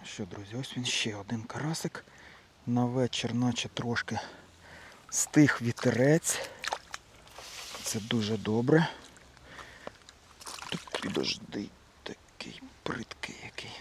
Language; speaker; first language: Ukrainian; native; Ukrainian